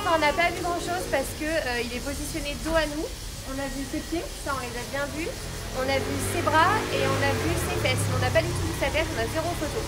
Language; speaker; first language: French; native; French